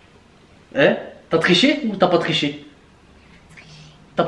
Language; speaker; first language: French; native; French